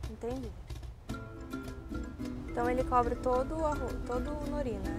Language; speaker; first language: Portuguese; native; Portuguese